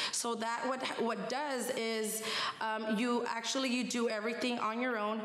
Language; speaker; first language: English; early bilingual, other home language; Spanish